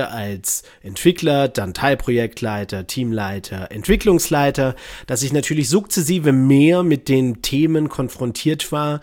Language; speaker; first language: German; native; German